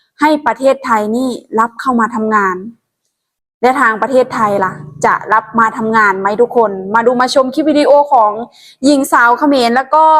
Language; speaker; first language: Thai; non-native, local second language; Lao